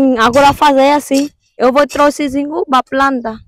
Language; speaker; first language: Portuguese; non-native, learner; Vietnamese